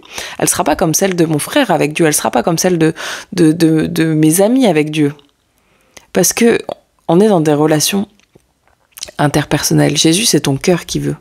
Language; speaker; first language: French; native; French